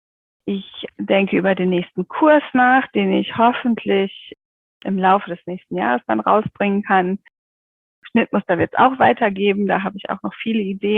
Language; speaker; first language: German; native; German